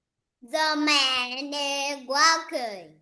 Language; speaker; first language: English; non-native, learner; Vietnamese